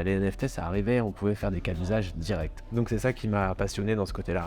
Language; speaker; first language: French; native; French